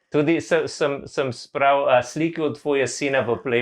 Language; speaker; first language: Slovenian; non-native, learner; English